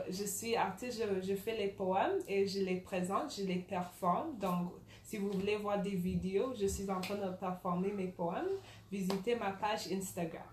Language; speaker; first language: French; early bilingual, other home language; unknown